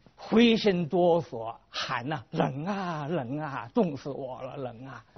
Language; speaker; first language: Chinese; native; Chinese